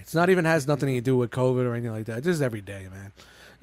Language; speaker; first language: English; native; English